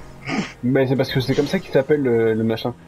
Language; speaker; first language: French; native; French